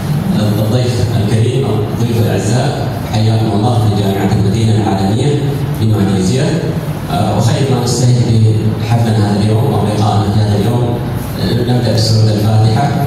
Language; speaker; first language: Arabic; non-native, fluent; Malay